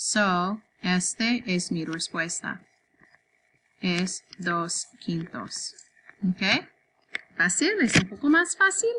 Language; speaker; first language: Spanish; non-native, learner; English